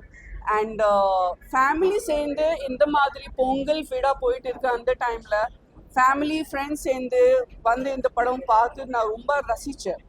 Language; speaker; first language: Tamil; non-native, fluent; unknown